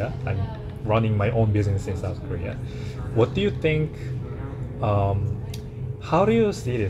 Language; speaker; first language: English; non-native, fluent; Korean